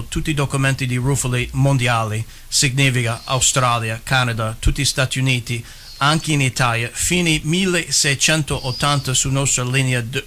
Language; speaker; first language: Italian; early bilingual, heritage; English